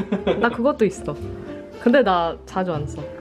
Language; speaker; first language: Korean; non-native, fluent; Indonesian